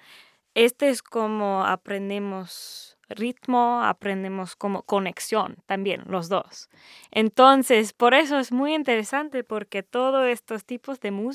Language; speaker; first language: Spanish; early bilingual, heritage; English